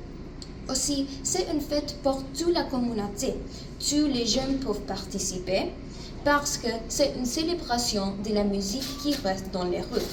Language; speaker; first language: French; non-native, learner; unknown